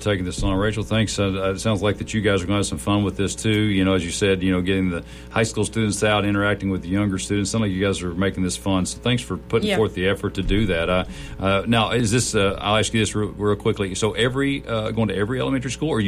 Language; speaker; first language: English; native; English